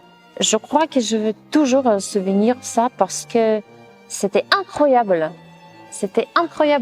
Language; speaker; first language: French; non-native, fluent; Russian